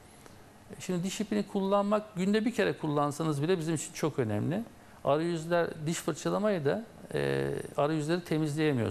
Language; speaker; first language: Turkish; native; Turkish